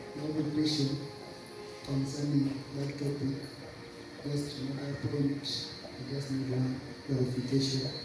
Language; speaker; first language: English; non-native, local second language; Swahili